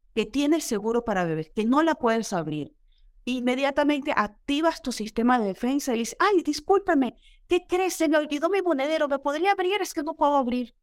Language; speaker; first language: Spanish; native; Spanish